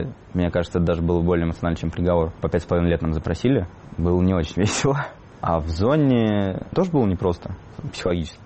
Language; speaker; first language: Russian; native; Russian